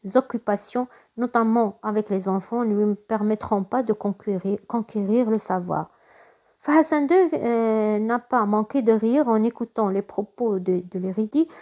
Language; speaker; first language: French; non-native, local second language; Arabic